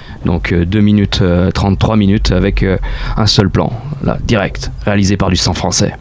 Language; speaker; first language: French; native; French